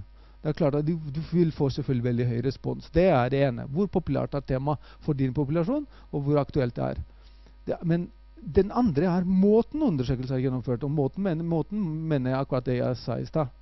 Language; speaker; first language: Norwegian; non-native, fluent; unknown